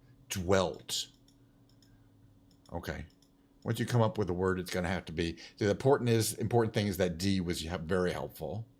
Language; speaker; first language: English; native; English